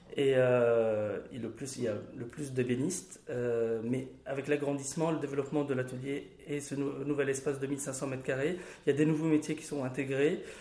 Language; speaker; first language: French; non-native, local second language; Arabic